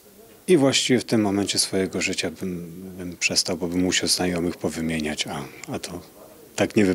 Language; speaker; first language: Polish; native; Polish